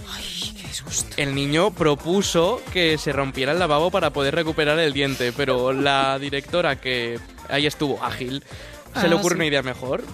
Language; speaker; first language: Spanish; native; Spanish